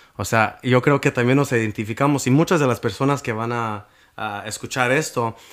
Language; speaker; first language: Spanish; early bilingual, heritage; Spanish